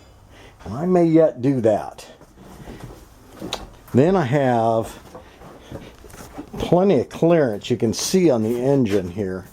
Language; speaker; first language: English; native; English